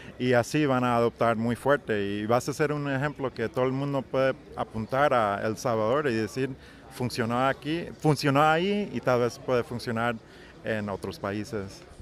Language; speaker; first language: Spanish; non-native, learner; English